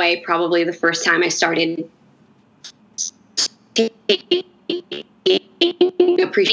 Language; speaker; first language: English; native; English